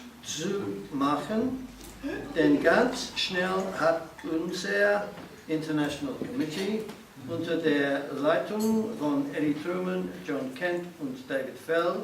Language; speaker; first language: German; non-native, learner; English